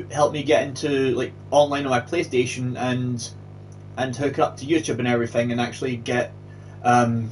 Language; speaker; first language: English; native; English